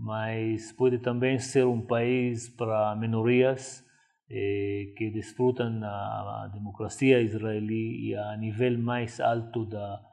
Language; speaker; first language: Portuguese; non-native, fluent; Arabic